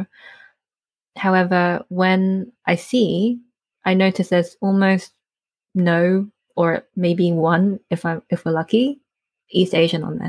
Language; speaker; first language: English; native; English